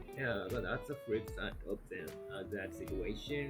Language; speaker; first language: English; non-native, fluent; Japanese